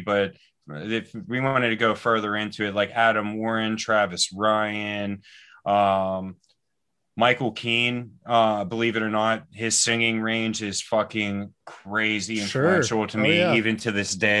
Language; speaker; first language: English; native; English